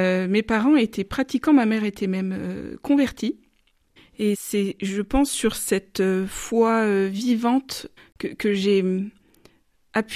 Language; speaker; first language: French; native; French